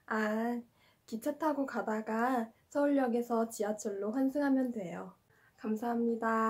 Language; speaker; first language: Korean; non-native, fluent; Chinese